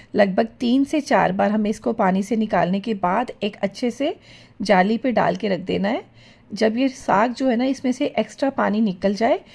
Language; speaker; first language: Hindi; non-native, local second language; Punjabi